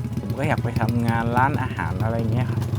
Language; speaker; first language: Thai; non-native, local second language; Lahu